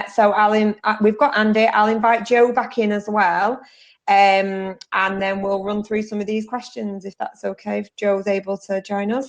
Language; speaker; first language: English; native; English